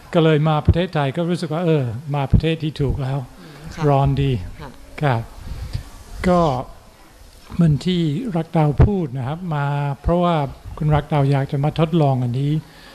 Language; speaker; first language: Thai; non-native, fluent; English